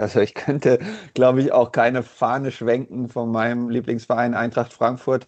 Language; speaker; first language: German; native; German